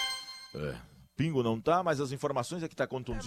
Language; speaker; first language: Portuguese; native; Portuguese